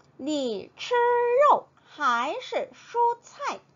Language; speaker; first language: Chinese; non-native, fluent; Korean